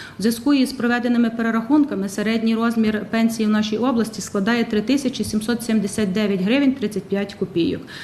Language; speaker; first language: Ukrainian; native; Ukrainian